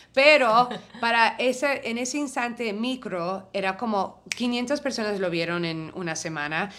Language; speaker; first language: Spanish; early bilingual, heritage; Spanish